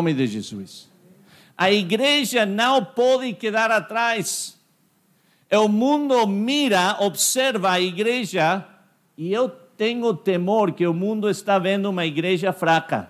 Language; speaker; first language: Portuguese; non-native, fluent; English